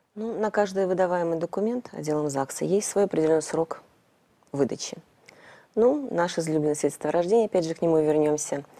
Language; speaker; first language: Russian; native; Russian